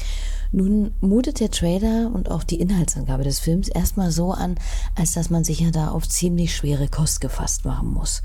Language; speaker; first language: German; native; German